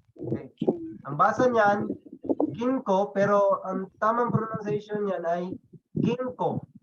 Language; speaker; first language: Filipino; non-native, local second language; Cebuano